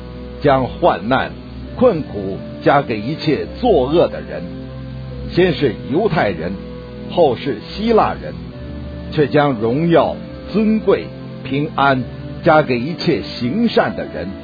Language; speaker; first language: Chinese; native; Chinese